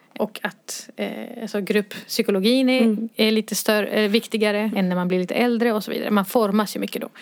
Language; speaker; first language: Swedish; early bilingual, other home language; Arabic